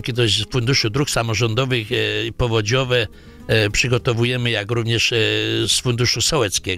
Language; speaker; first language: Polish; native; Polish